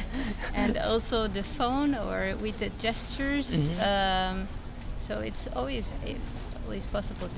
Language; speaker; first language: English; non-native, fluent; Portuguese